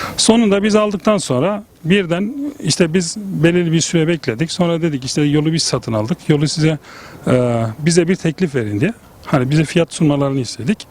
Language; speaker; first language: Turkish; early bilingual, heritage; Turkish